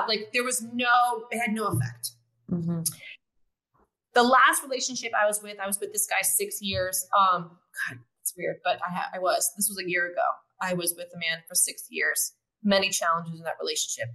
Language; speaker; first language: English; native; English